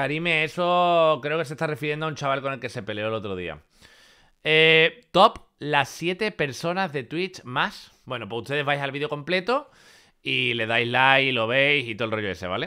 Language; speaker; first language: Spanish; native; Spanish